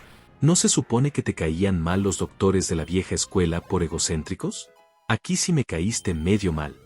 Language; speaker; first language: Spanish; native; Spanish